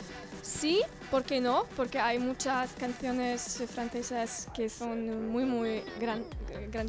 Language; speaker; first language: Spanish; non-native, learner; German